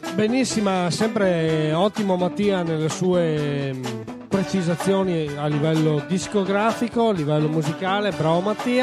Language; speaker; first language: Italian; native; Italian